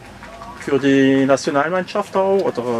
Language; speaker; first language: German; non-native, learner; French